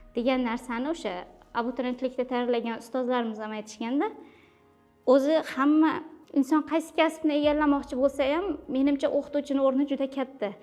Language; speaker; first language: Uzbek; native; Uzbek